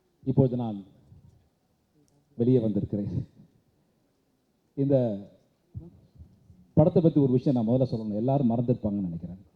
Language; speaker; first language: Tamil; native; Tamil